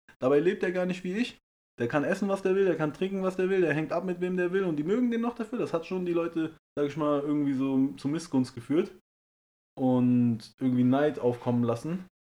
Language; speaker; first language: German; early bilingual, other home language; Persian